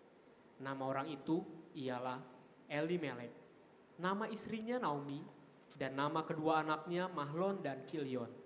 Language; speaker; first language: Indonesian; native; Indonesian